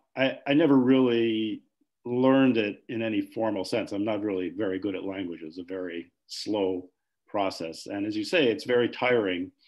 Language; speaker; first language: English; native; English